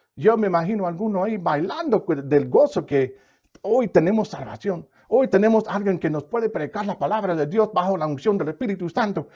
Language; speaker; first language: Spanish; non-native, fluent; English